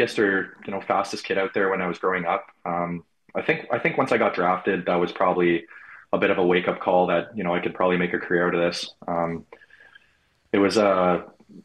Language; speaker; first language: English; native; English